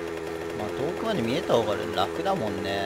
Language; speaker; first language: Japanese; native; Japanese